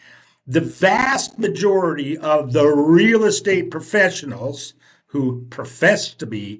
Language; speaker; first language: English; native; English